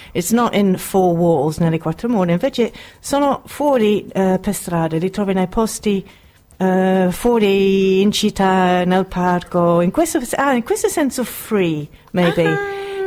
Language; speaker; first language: Italian; non-native, fluent; English